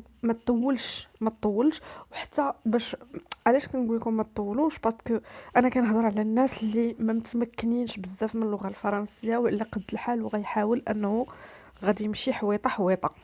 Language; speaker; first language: Arabic; native; Arabic